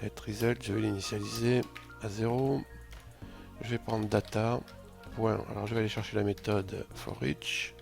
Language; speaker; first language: French; native; French